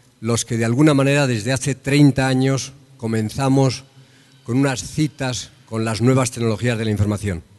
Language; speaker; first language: Spanish; native; Spanish